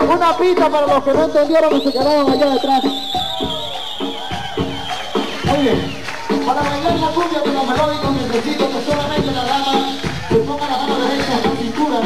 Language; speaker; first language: Spanish; native; Spanish